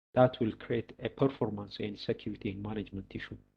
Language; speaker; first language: English; non-native, local second language; Amharic